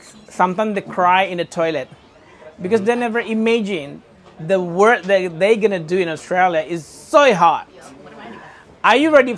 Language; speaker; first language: English; non-native, fluent; Indonesian